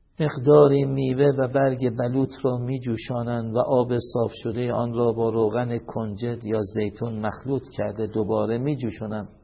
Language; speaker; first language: Persian; native; Persian